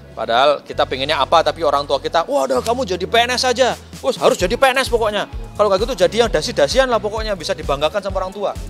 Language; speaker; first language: Indonesian; native; Indonesian